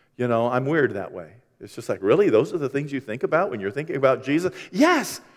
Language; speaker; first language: English; native; English